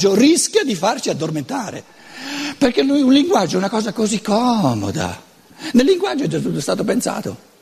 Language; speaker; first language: Italian; non-native, local second language; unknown